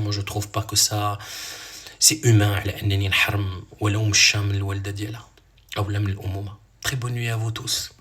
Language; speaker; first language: Arabic; native; Arabic